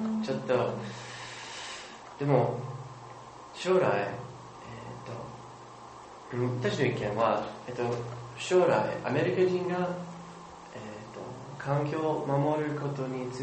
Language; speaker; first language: Japanese; non-native, learner; English